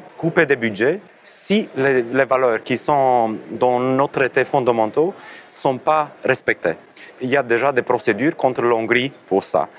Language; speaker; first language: French; non-native, fluent; Romanian